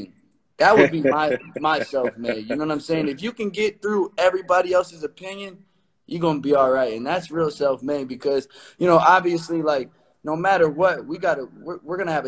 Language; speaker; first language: English; native; English